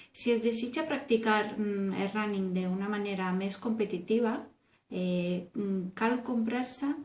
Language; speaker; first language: Catalan; non-native, learner; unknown